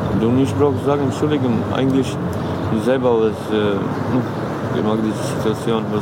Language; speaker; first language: German; non-native, learner; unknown